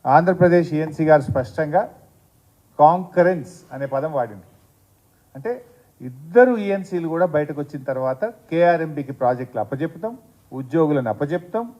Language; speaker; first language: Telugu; native; Telugu